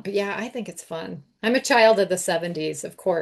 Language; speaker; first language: English; native; English